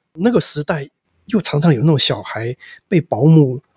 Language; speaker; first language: Chinese; native; Chinese